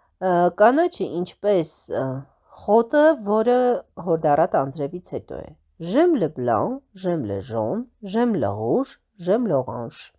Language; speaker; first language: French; non-native, fluent; Armenian